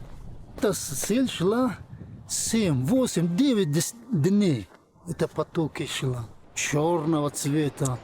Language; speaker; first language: Russian; non-native, local second language; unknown